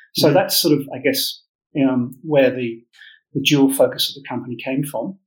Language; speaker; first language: English; native; English